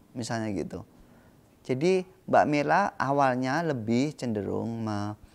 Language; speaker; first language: Indonesian; native; Indonesian